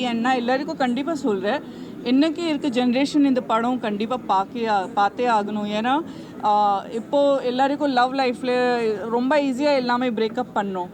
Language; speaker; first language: Tamil; non-native, fluent; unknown